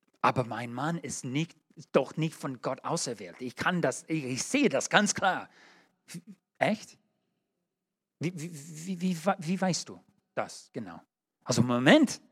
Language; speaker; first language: German; non-native, learner; English